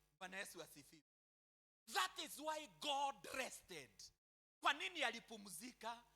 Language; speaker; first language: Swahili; non-native, local second language; Kikuyu